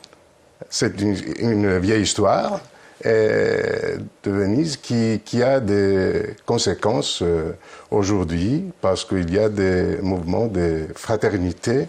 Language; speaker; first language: French; non-native, fluent; Greek